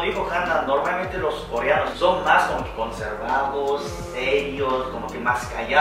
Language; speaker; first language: Spanish; non-native, fluent; Korean